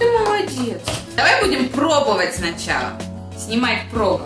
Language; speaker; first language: Russian; native; Russian